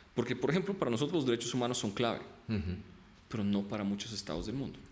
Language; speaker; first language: Spanish; early bilingual, other home language; Russian